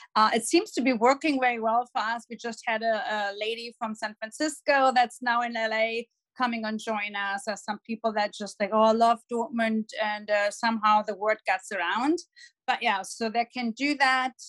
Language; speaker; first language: English; non-native, fluent; German